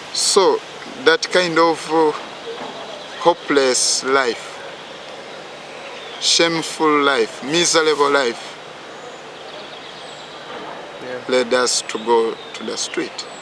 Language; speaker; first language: English; non-native, fluent; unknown